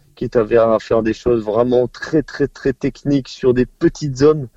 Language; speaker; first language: French; native; French